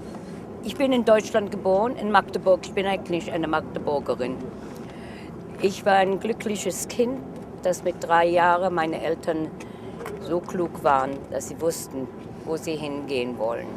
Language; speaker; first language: German; early bilingual, heritage; German